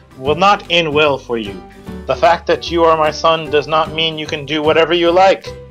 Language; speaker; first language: English; native; English